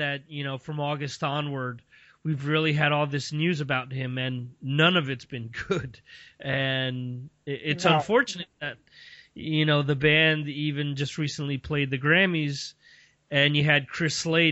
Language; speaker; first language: English; native; English